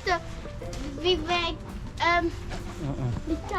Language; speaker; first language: Italian; early bilingual, other home language; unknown